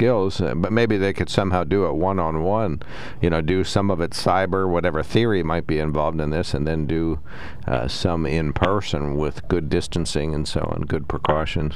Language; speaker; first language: English; native; English